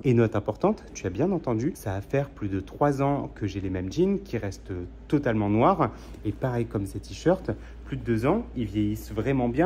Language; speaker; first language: French; native; French